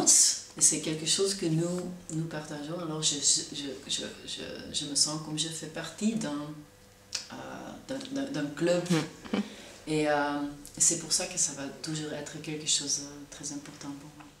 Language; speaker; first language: French; non-native, local second language; Dutch